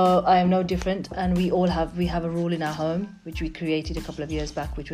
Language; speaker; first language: English; native; English